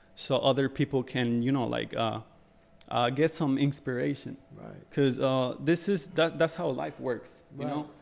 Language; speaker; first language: English; early bilingual, other home language; Spanish